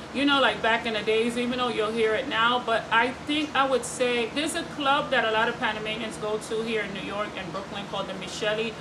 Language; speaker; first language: English; early bilingual, other home language; Spanish